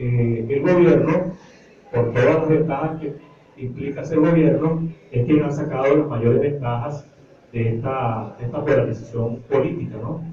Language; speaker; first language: Spanish; native; Spanish